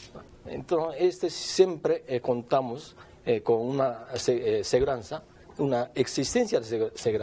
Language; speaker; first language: Portuguese; non-native, learner; Japanese